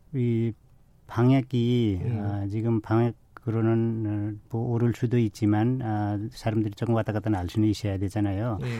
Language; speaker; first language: Korean; non-native, fluent; Nepali